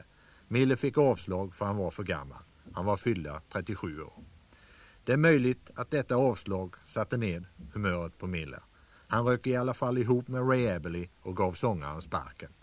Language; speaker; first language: Swedish; native; Swedish